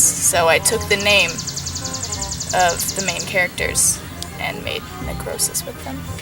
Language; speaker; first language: English; native; English